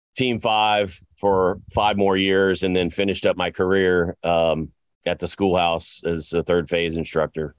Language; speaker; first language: English; native; English